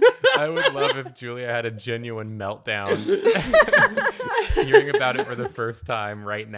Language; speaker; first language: English; native; English